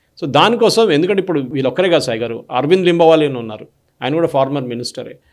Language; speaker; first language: Telugu; non-native, local second language; Malayalam